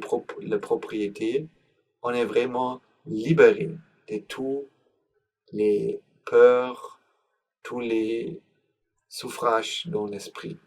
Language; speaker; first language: French; non-native, learner; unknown